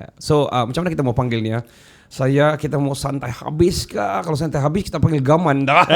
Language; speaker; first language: Malay; native; Malay